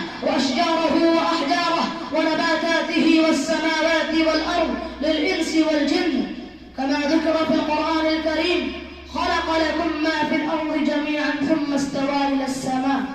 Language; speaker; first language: Arabic; non-native, fluent; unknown